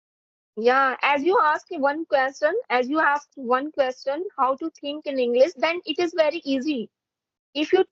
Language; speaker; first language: English; non-native, fluent; Hindi